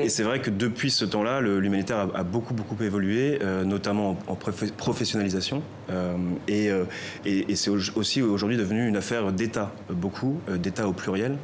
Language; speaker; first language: French; native; French